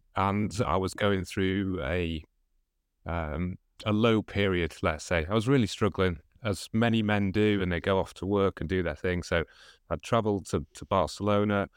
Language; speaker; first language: English; native; English